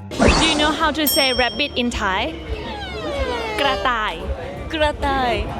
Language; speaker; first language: English; non-native, learner; Thai